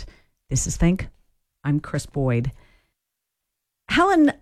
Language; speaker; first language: English; native; English